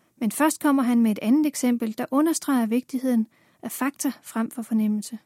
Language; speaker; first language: Danish; native; Danish